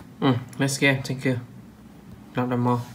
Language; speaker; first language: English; non-native, learner; Vietnamese